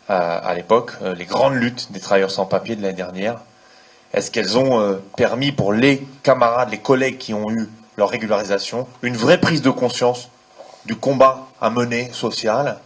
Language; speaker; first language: French; native; French